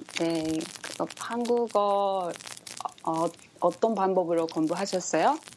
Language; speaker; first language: Korean; non-native, learner; Japanese